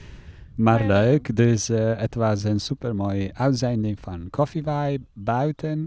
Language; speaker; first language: Dutch; non-native, fluent; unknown